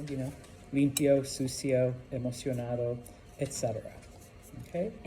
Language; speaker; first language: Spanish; non-native, fluent; English